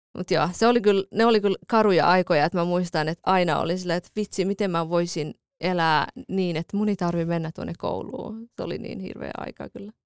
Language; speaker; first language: Finnish; early bilingual, other home language; Kurdish